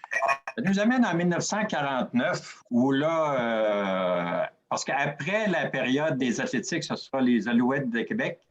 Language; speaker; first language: French; native; French